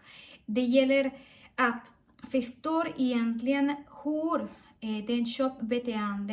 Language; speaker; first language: Swedish; non-native, fluent; Spanish